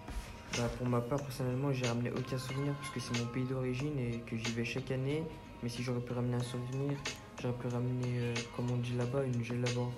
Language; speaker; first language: French; early bilingual, other home language; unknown